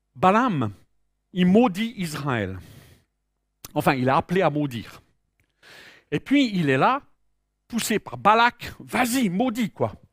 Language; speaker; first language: French; native; French